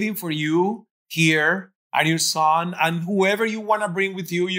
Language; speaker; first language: English; non-native, fluent; Spanish